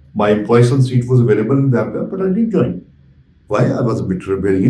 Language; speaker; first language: English; non-native, local second language; Urdu